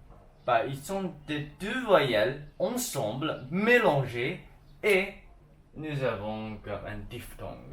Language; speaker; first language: French; non-native, learner; Chinese